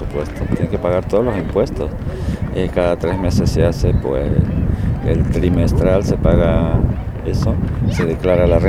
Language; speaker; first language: Spanish; native; Spanish